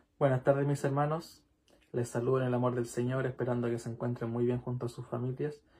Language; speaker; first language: Spanish; native; Spanish